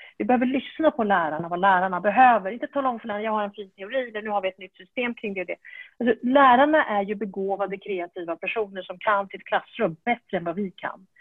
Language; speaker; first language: Swedish; early bilingual, other home language; Kurdish